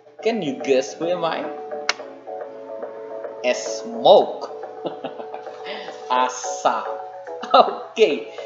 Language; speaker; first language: English; non-native, fluent; Indonesian